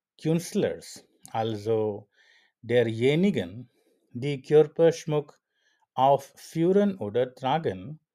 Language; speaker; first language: German; non-native, learner; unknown